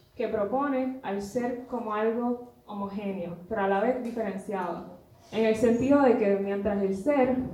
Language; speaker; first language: Spanish; native; Spanish